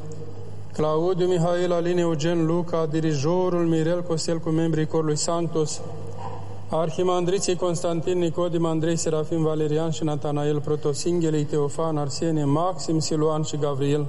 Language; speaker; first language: Romanian; native; Romanian